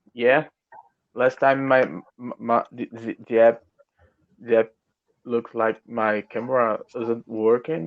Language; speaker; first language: English; non-native, learner; Portuguese